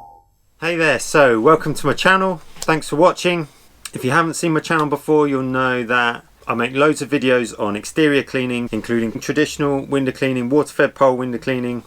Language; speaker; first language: English; native; English